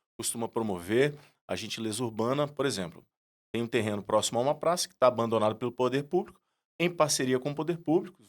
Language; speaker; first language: Portuguese; native; Portuguese